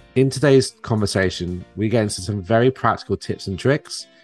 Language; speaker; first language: English; native; English